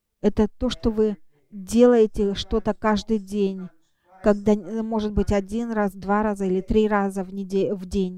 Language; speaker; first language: Russian; non-native, fluent; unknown